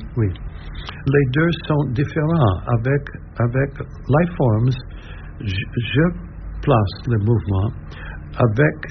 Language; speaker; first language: French; non-native, learner; English